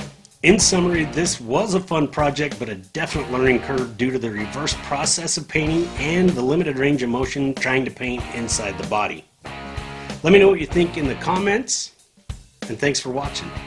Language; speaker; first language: English; native; English